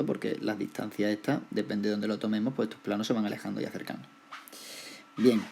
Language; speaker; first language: Spanish; native; Spanish